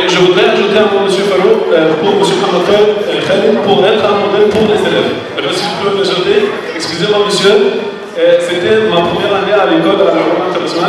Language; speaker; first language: French; non-native, fluent; Arabic